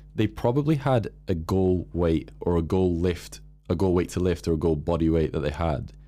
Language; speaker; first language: English; native; English